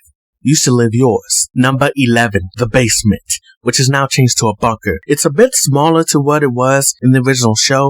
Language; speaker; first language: English; native; English